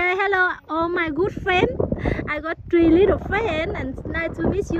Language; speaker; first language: English; non-native, local second language; Vietnamese